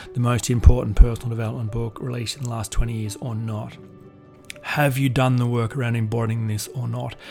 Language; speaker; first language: English; native; English